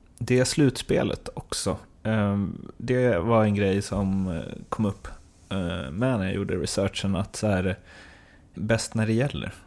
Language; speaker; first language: Swedish; native; Swedish